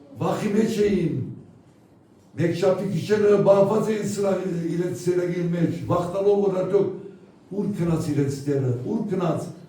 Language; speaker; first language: Armenian; native; Armenian